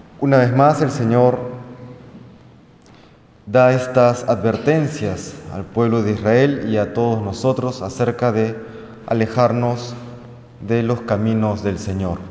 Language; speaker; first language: Spanish; native; Spanish